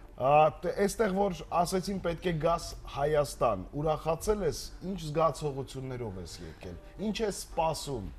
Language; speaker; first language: Armenian; native; Armenian